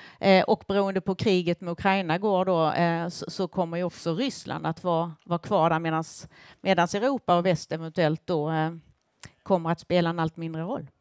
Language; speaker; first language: Swedish; native; Swedish